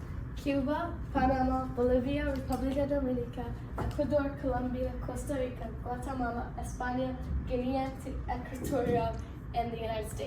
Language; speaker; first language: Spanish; non-native, learner; English